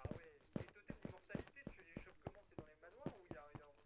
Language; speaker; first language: French; native; French